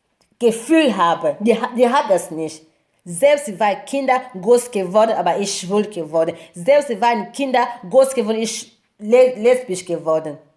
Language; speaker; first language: German; non-native, learner; Lingala